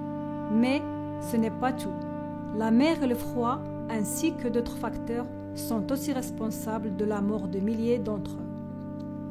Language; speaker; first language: French; native; French